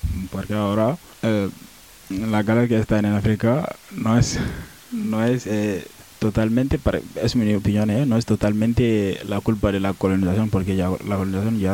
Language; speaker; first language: Spanish; non-native, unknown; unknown